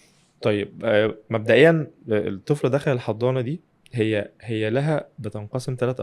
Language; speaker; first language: Arabic; native; Arabic